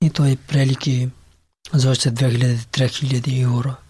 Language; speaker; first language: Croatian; non-native, learner; Pashto